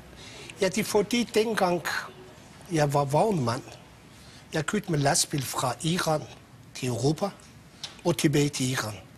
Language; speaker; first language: Danish; non-native, fluent; Persian